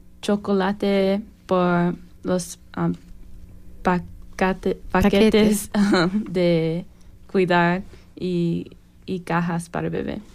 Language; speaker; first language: Spanish; non-native, learner; English